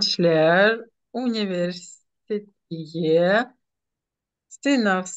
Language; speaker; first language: Turkish; non-native, fluent; Ukrainian